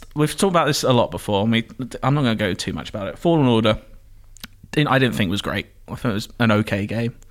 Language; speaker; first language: English; native; English